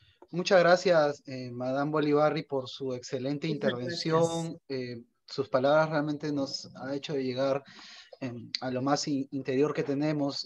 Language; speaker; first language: Spanish; native; Spanish